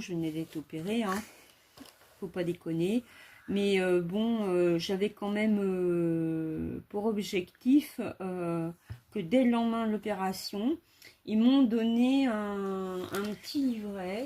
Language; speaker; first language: French; native; French